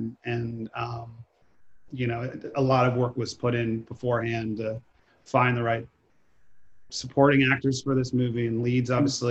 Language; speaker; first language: English; native; English